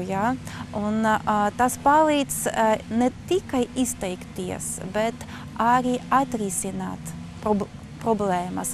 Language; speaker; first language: Latvian; non-native, local second language; Russian